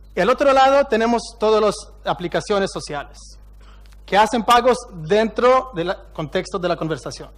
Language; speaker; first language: Spanish; non-native, fluent; Hebrew